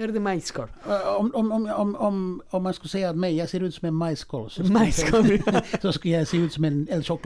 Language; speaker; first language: Swedish; native; Swedish